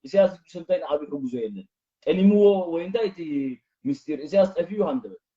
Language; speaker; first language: Tigrinya; early bilingual, heritage; Tigrinya